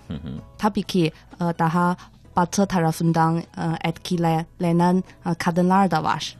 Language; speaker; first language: Turkish; non-native, fluent; Chinese